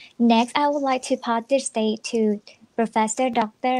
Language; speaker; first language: English; non-native, fluent; Thai